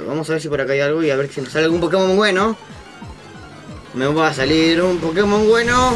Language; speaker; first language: Spanish; native; Spanish